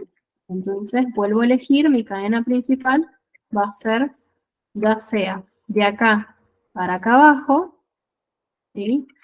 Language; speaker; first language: Spanish; native; Spanish